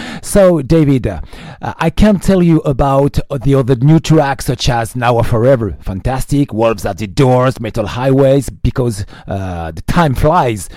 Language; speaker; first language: English; non-native, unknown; French